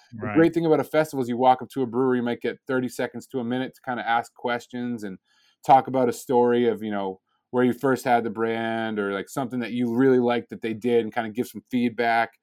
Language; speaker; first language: English; native; English